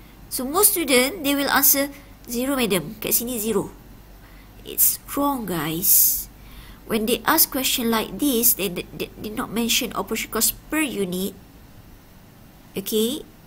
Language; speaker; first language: English; non-native, local second language; Malay